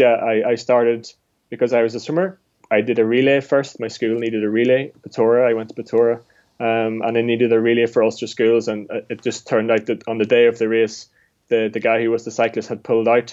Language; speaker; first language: English; native; English